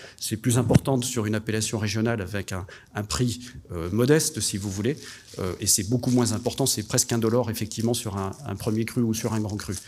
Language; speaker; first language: French; native; French